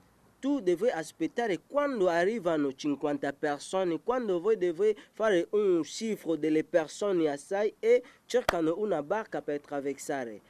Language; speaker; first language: Italian; non-native, learner; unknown